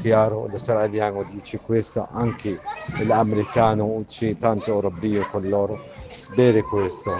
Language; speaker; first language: Italian; non-native, learner; Arabic